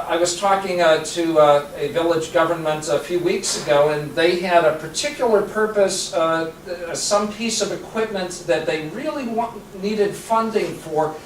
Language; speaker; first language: English; native; English